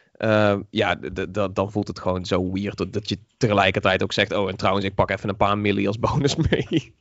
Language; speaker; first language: Dutch; native; Dutch